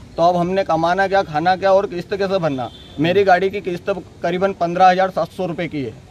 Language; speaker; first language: Hindi; native; Hindi